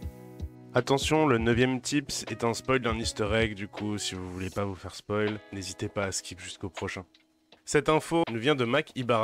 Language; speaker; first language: French; native; French